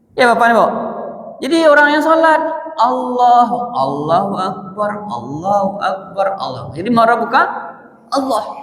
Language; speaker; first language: Malay; non-native, local second language; Minangkabau